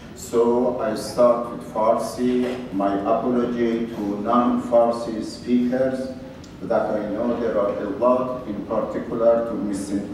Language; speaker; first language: English; non-native, fluent; Persian